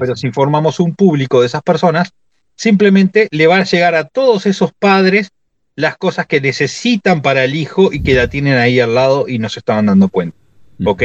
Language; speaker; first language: Spanish; native; Spanish